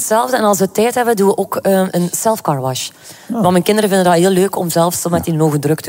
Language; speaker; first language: Dutch; native; Dutch